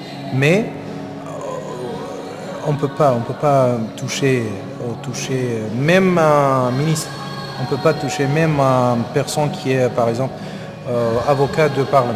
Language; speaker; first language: French; non-native, learner; Persian